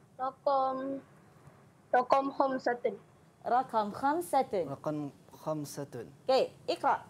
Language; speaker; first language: Arabic; non-native, fluent; Malay